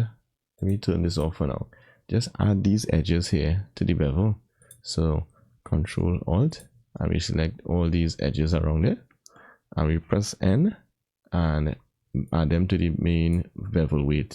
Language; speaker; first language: English; native; English